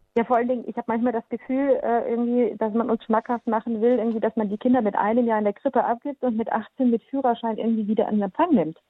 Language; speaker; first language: German; early bilingual, heritage; German